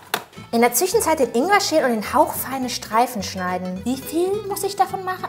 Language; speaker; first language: German; native; German